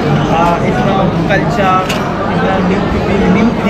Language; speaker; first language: English; non-native, learner; Bangla